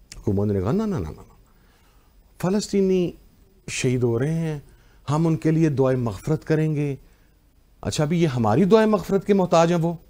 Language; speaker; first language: Urdu; non-native, local second language; Punjabi